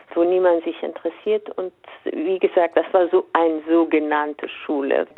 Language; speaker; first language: German; non-native, fluent; Persian